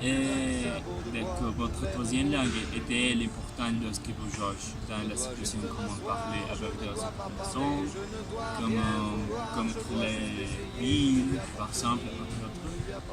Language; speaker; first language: French; non-native, learner; Spanish